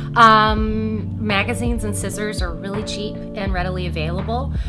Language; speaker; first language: English; native; English